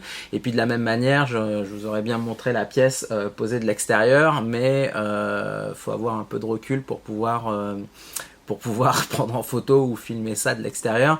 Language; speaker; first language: French; native; French